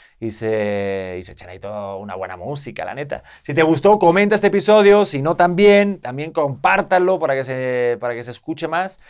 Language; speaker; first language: Spanish; native; Spanish